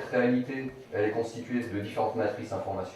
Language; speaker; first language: French; native; French